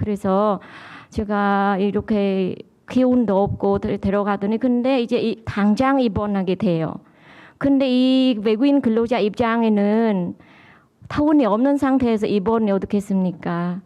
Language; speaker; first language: Korean; non-native, learner; Khmer